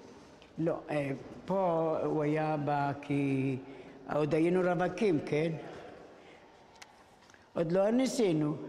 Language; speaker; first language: Hebrew; non-native, fluent; Spanish